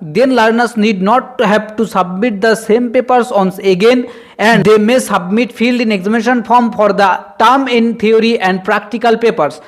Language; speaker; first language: English; non-native, local second language; Bangla